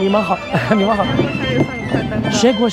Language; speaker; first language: Chinese; non-native, fluent; Arabic